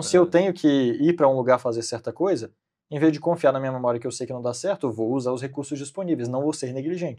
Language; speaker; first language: Portuguese; native; Portuguese